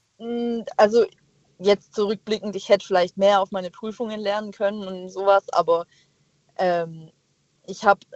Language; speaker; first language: German; native; German